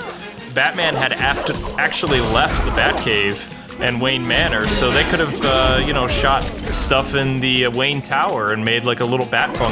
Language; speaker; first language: English; native; English